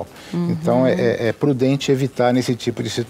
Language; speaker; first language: Portuguese; native; Portuguese